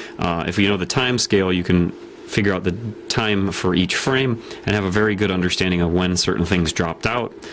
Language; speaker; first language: English; native; English